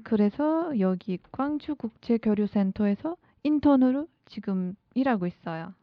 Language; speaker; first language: Korean; non-native, learner; Turkish